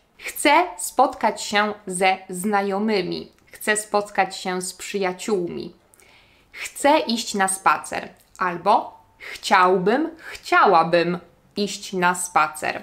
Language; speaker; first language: Polish; native; Polish